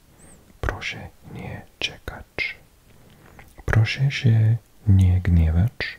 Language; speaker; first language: Polish; non-native, learner; English